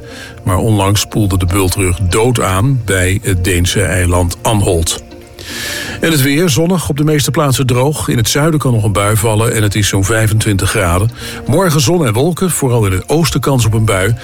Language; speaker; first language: Dutch; native; Dutch